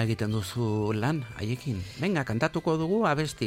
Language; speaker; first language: Basque; native; Basque